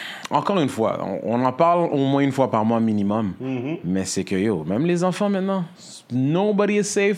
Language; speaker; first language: French; native; French